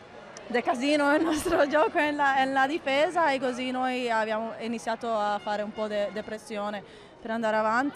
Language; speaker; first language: Italian; non-native, learner; Spanish